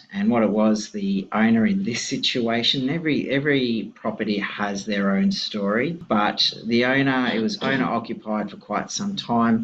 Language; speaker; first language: English; native; English